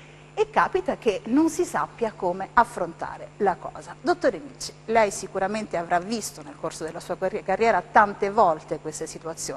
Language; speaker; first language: Italian; native; Italian